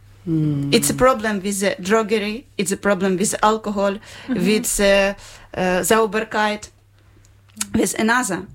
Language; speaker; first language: English; non-native, learner; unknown